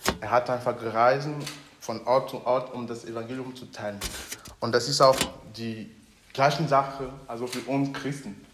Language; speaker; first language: German; non-native, fluent; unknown